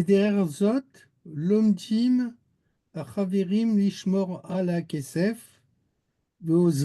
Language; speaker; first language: Hebrew; non-native, learner; French